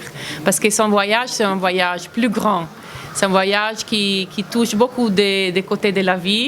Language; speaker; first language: French; non-native, fluent; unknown